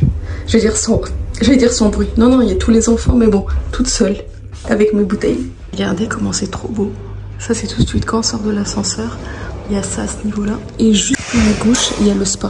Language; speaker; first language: French; early bilingual, other home language; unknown